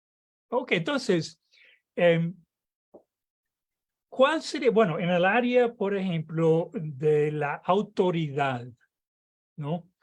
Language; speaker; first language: Spanish; non-native, fluent; English